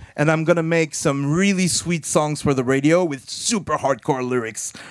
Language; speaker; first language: English; non-native, fluent; French